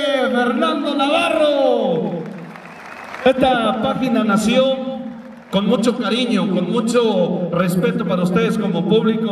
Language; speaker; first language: Spanish; native; Spanish